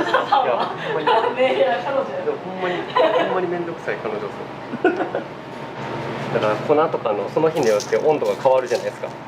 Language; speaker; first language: Japanese; native; Japanese